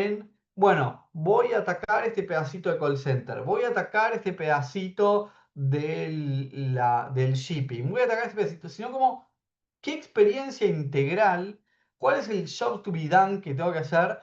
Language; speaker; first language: Spanish; native; Spanish